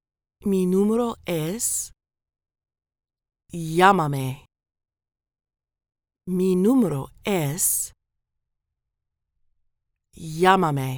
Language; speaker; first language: Spanish; non-native, learner; English